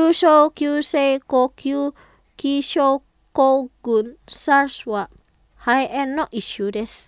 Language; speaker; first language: Japanese; non-native, fluent; Indonesian